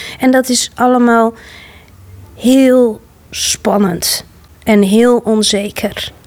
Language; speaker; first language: Dutch; native; Dutch